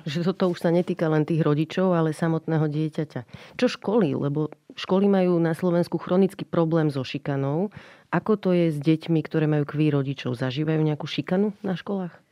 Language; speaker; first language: Slovak; native; Slovak